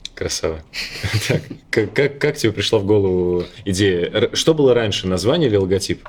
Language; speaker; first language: Russian; native; Russian